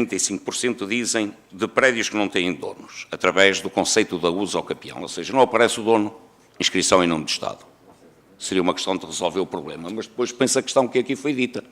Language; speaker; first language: Portuguese; native; Portuguese